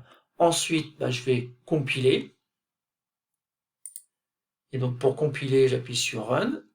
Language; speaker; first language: French; native; French